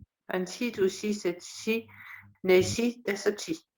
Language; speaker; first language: Korean; non-native, learner; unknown